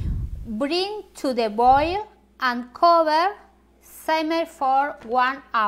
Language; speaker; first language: English; non-native, learner; Spanish